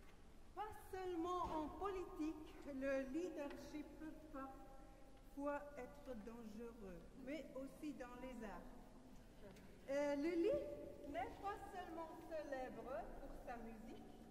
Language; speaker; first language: French; non-native, fluent; German